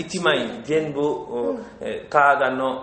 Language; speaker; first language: Japanese; non-native, learner; Bangla